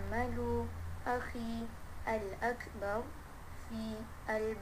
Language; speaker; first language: Arabic; non-native, learner; Malay